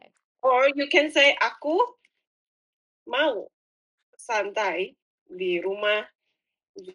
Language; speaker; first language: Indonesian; non-native, fluent; English